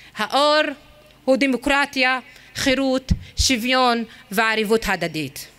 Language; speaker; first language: Hebrew; non-native, local second language; Arabic